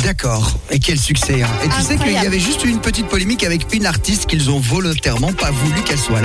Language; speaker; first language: French; native; French